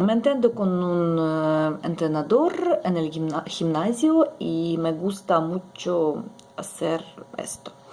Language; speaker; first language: Spanish; non-native, learner; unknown